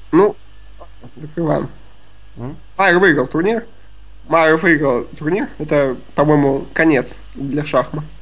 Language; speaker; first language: Russian; native; Russian